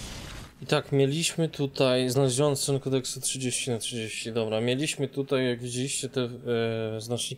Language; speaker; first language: Polish; native; Polish